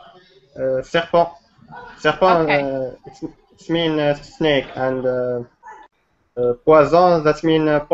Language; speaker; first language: English; non-native, learner; Turkish